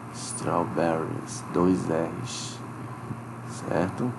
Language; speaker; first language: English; non-native, fluent; Portuguese